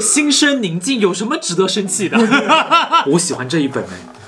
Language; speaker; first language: Chinese; native; Chinese